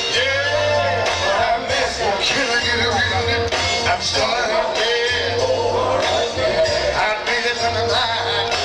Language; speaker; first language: English; native; English